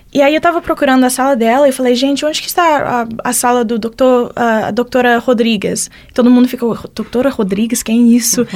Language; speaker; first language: Portuguese; early bilingual, heritage; Portuguese